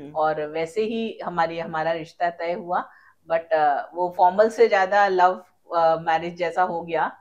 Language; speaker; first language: Hindi; native; Hindi